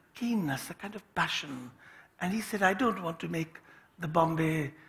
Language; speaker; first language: English; non-native, local second language; Hindi